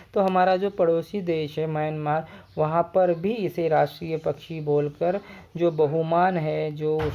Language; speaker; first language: Hindi; non-native, local second language; Marathi